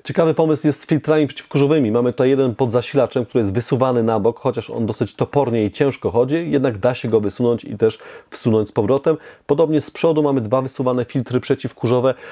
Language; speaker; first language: Polish; native; Polish